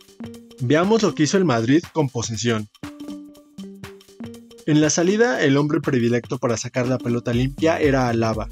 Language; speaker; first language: Spanish; native; Spanish